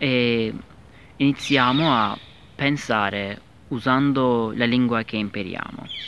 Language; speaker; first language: Italian; non-native, learner; Turkish